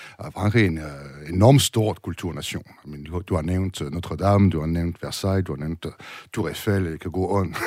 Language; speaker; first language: Danish; non-native, fluent; French